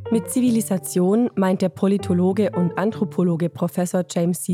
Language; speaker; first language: German; native; German